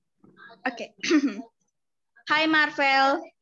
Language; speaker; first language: English; non-native, learner; Indonesian